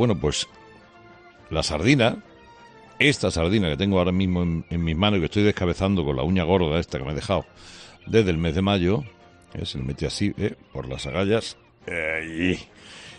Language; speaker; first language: Spanish; native; Spanish